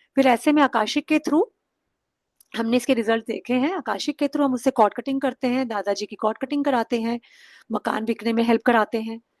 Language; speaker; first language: Hindi; native; Hindi